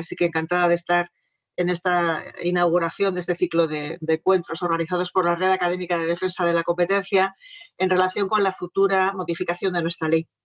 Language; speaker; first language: Spanish; native; Spanish